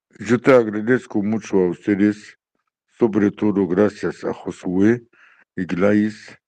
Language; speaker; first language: Spanish; non-native, learner; Arabic